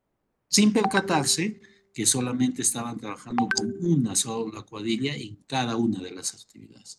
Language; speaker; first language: Spanish; native; Spanish